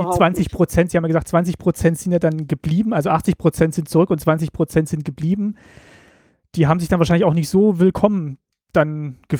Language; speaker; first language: German; native; German